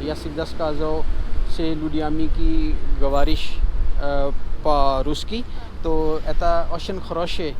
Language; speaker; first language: Russian; non-native, learner; Urdu